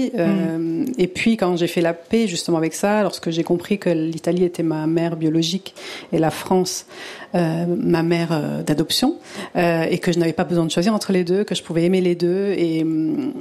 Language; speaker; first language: French; early bilingual, other home language; Italian